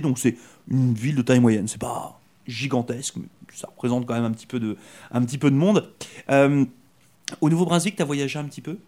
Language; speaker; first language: French; native; French